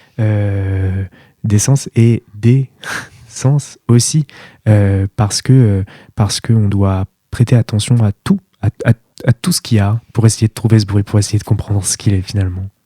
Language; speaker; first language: French; native; French